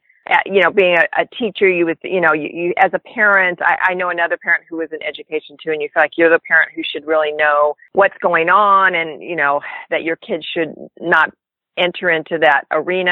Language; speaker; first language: English; native; English